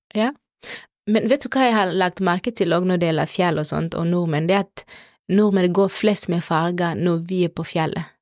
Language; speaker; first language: Norwegian; non-native, fluent; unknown